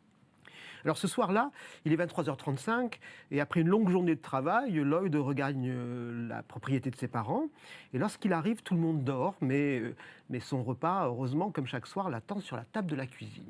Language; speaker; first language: French; native; French